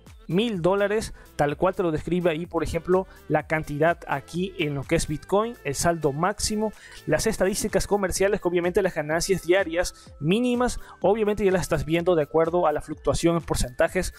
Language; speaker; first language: Spanish; native; Spanish